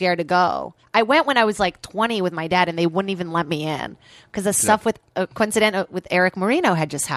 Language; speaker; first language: English; non-native, fluent; Portuguese